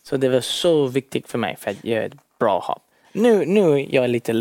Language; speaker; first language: Swedish; early bilingual, heritage; English